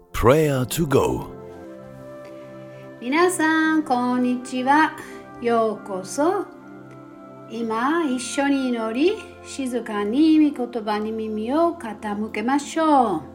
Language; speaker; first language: Japanese; non-native, fluent; German